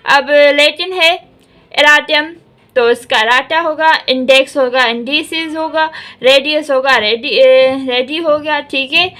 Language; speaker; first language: Urdu; non-native, local second language; Sindhi